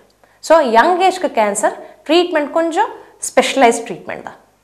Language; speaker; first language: Tamil; non-native, fluent; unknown